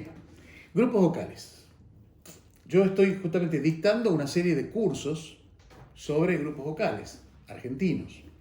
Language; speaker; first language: Spanish; native; Spanish